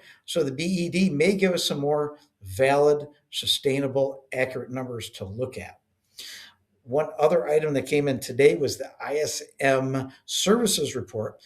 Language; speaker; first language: English; native; English